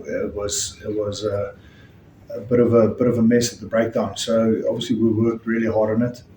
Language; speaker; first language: English; non-native, local second language; Afrikaans